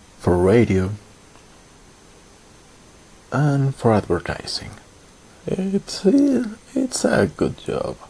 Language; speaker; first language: English; non-native, learner; Spanish